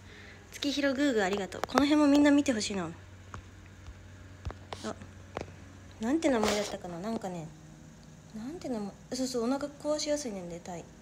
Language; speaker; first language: Japanese; native; Japanese